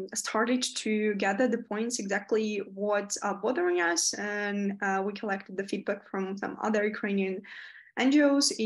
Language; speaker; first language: English; non-native, fluent; Ukrainian